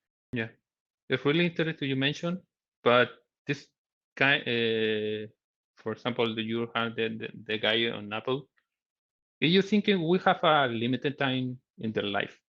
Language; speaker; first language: English; non-native, learner; Spanish